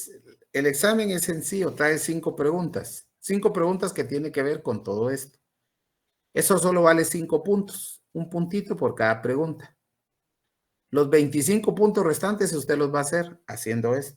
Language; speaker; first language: Spanish; native; Spanish